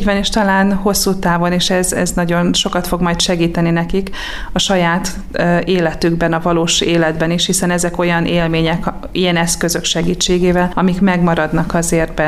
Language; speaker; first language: Hungarian; native; Hungarian